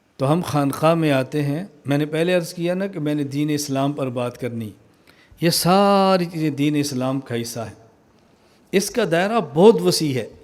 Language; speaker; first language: Urdu; non-native, local second language; Punjabi